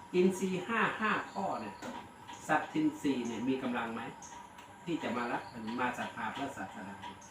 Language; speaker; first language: Thai; native; Thai